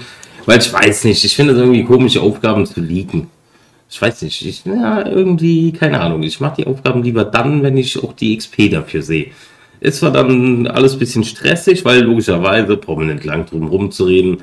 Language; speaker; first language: German; native; German